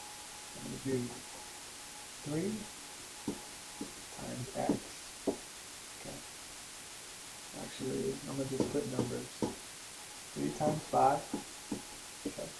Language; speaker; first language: English; native; English